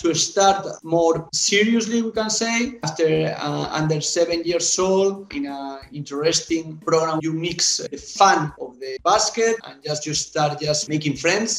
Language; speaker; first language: English; non-native, fluent; Spanish